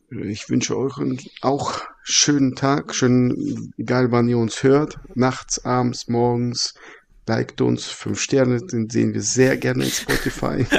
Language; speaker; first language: German; early bilingual, other home language; Russian